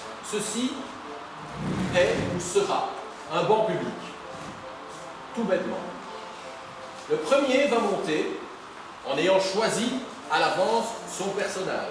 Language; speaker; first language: French; native; French